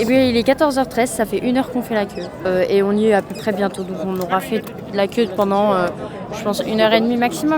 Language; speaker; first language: French; native; French